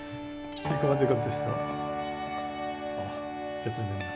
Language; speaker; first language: Spanish; native; Spanish